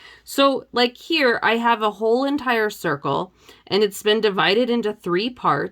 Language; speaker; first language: English; native; English